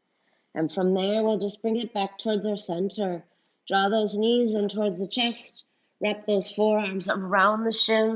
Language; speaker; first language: English; native; English